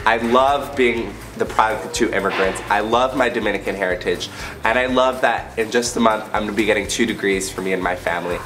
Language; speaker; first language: English; native; English